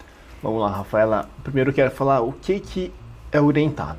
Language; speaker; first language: Portuguese; native; Portuguese